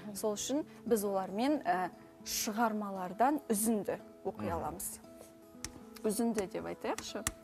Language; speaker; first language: Kazakh; non-native, local second language; Uzbek